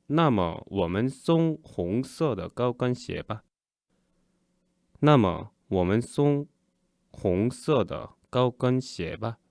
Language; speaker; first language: Chinese; non-native, fluent; Korean